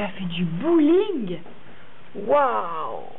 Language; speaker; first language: French; native; French